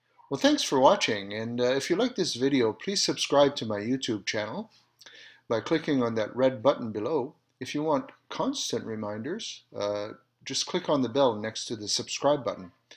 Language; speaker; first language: English; early bilingual, other home language; French